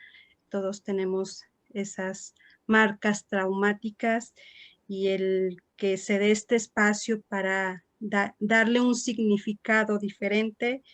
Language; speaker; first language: Spanish; native; Spanish